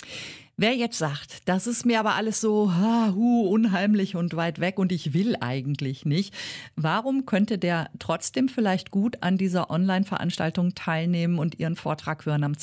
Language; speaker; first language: German; native; German